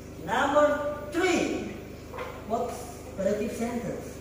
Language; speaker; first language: English; non-native, fluent; Indonesian